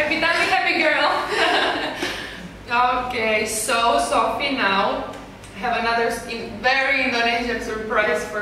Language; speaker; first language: English; non-native, fluent; Romanian